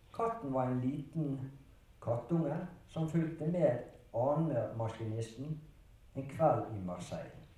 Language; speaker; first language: Norwegian; early bilingual, other home language; German